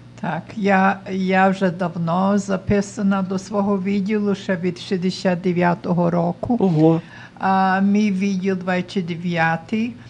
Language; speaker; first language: Ukrainian; early bilingual, heritage; Ukrainian